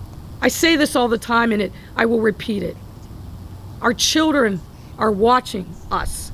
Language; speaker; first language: English; native; English